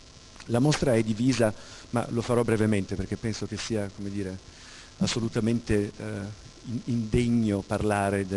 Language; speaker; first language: Italian; native; Italian